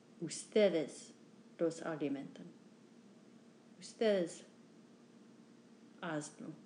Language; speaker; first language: Spanish; non-native, learner; English